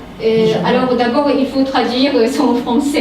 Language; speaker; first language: French; non-native, fluent; Japanese